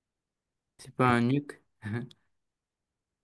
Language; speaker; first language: French; non-native, learner; Romanian